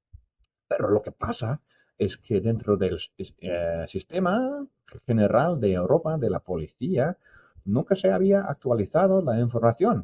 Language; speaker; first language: Spanish; non-native, fluent; English